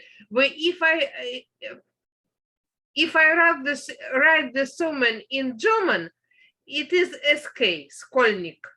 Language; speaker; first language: English; non-native, learner; Russian